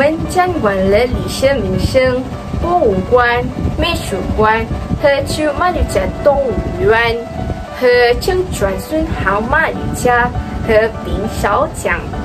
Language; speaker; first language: Chinese; non-native, learner; Malay